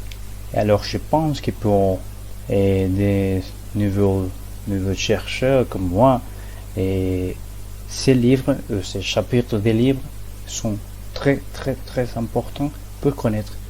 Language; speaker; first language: French; non-native, learner; Spanish